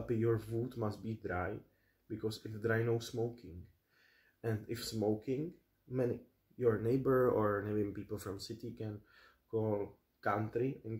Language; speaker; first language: English; non-native, learner; Czech